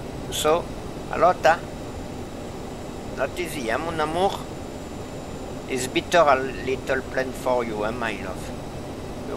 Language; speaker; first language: English; non-native, learner; French